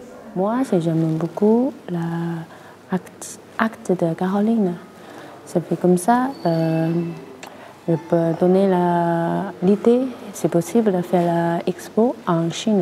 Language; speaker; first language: French; non-native, learner; Chinese